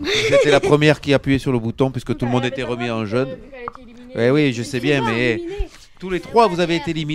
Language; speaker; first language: French; native; French